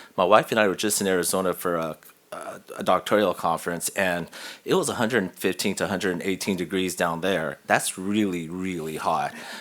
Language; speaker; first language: English; native; English